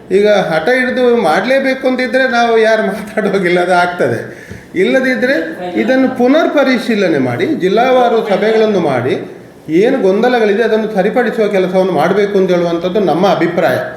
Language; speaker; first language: Kannada; non-native, local second language; Tulu